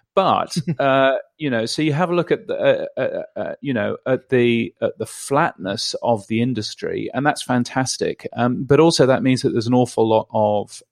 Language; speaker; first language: English; native; English